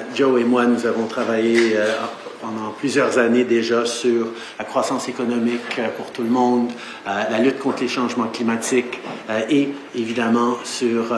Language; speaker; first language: French; native; French